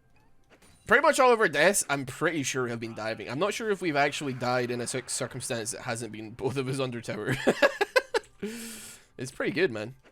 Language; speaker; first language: English; native; English